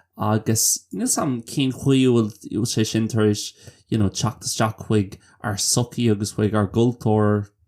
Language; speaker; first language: Irish; non-native, local second language; English